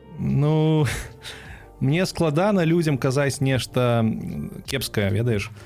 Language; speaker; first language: Belarusian; non-native, local second language; Russian